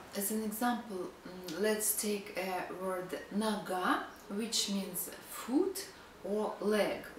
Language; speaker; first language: English; non-native, fluent; Russian